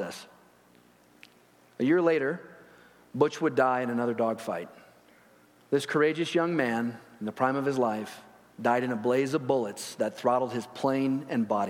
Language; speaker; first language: English; native; English